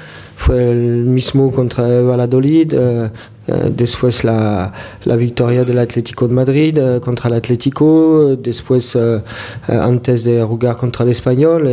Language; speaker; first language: Spanish; non-native, fluent; French